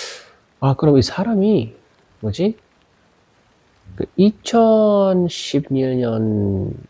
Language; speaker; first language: Korean; non-native, learner; Indonesian